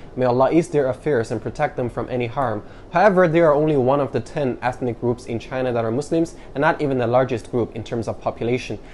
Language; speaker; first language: English; non-native, fluent; Chinese